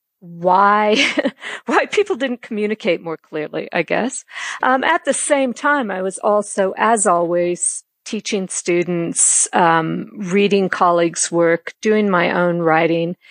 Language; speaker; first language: English; native; English